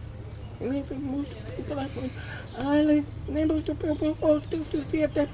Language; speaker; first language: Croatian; non-native, learner; Finnish